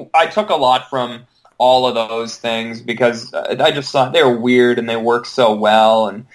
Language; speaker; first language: English; native; English